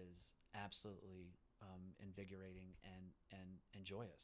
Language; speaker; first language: English; early bilingual, other home language; Spanish